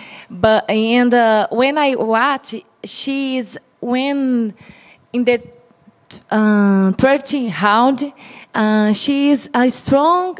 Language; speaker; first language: English; non-native, learner; Portuguese